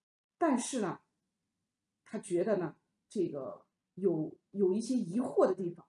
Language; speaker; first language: Chinese; native; Chinese